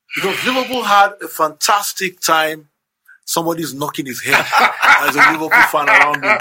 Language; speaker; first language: English; non-native, local second language; Yoruba